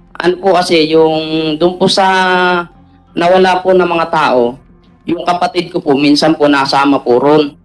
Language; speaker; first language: Filipino; native; Filipino